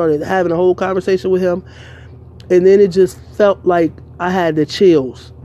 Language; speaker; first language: English; native; English